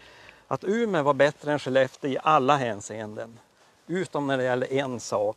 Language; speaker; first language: Swedish; native; Swedish